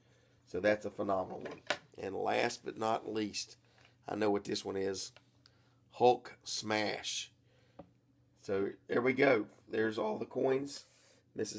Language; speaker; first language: English; native; English